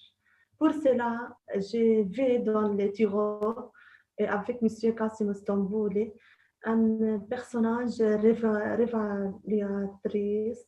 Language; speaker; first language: French; non-native, local second language; Arabic